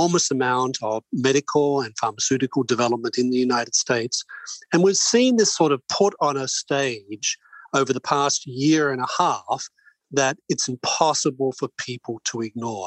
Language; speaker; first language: English; native; English